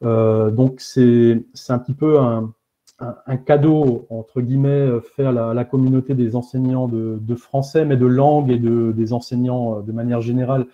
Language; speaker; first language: French; native; French